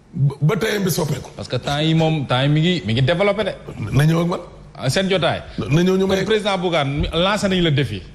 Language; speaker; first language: Wolof; native; Wolof